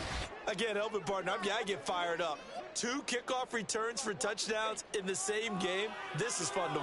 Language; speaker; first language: English; native; English